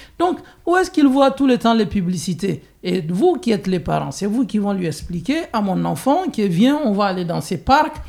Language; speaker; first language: French; non-native, local second language; Hausa